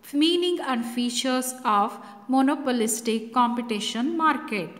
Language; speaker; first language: English; non-native, local second language; Kannada